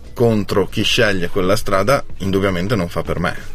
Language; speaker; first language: Italian; native; Italian